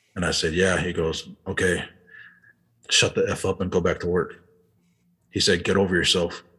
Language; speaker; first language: English; native; English